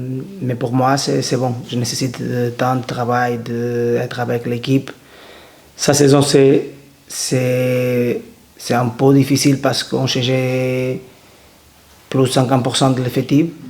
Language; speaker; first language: French; non-native, learner; Portuguese